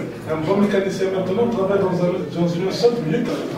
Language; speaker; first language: French; non-native, local second language; Arabic